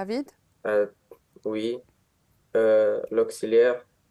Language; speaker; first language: French; non-native, learner; Romanian